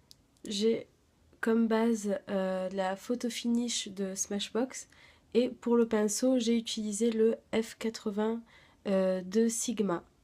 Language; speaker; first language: French; native; French